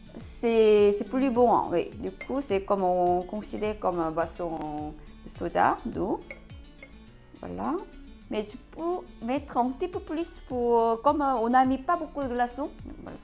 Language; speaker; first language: French; non-native, learner; Korean